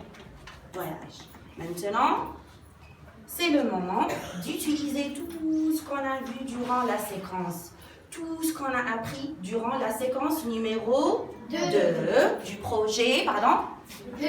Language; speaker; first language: French; non-native, local second language; Arabic